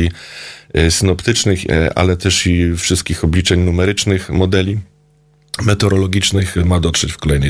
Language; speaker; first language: Polish; native; Polish